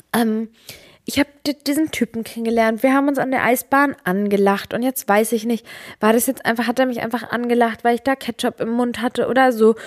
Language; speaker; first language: German; early bilingual, other home language; Serbian